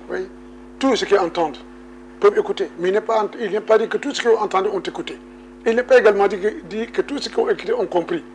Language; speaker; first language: French; non-native, local second language; Wolof